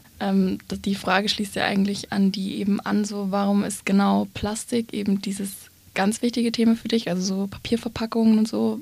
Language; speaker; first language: German; native; German